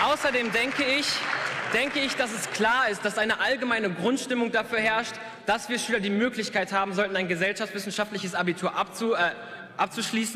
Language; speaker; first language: German; native; German